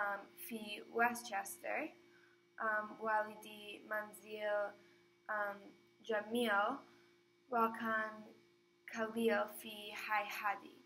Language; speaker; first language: Arabic; non-native, learner; English